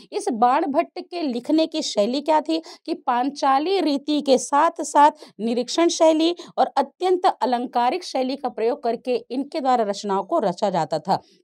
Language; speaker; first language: Hindi; native; Hindi